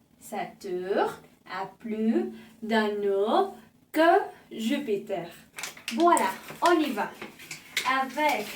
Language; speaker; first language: French; non-native, learner; Spanish